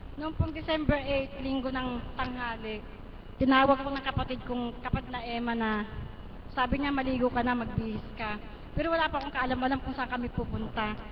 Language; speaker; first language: Filipino; native; Filipino